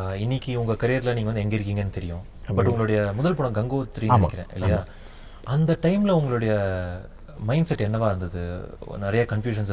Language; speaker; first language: Tamil; native; Tamil